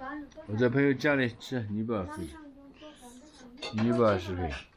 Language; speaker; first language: Chinese; native; Chinese